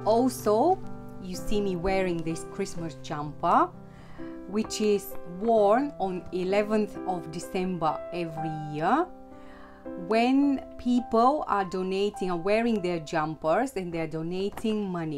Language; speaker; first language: English; non-native, fluent; Bulgarian